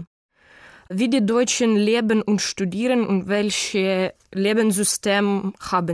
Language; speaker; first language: German; non-native, learner; Ukrainian